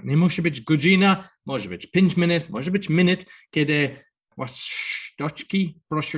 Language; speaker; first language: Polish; non-native, learner; English